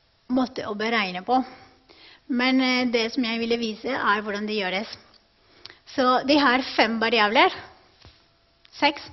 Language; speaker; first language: Norwegian; non-native, fluent; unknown